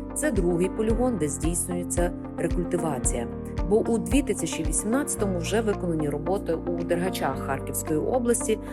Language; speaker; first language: Ukrainian; native; Ukrainian